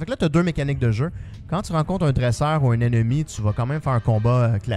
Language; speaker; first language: French; native; French